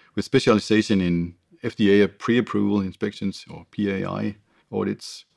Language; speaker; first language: English; non-native, fluent; Danish